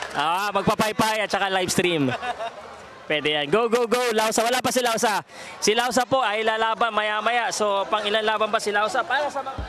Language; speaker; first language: Filipino; non-native, local second language; Cebuano